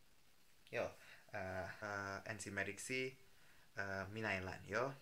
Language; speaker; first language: Finnish; non-native, learner; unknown